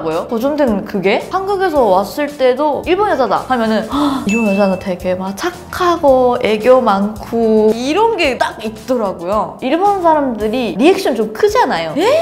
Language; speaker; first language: Korean; non-native, fluent; Japanese